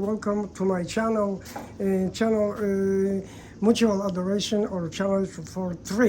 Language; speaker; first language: English; non-native, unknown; Polish